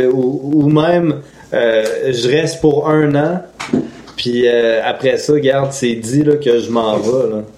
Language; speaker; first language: French; native; French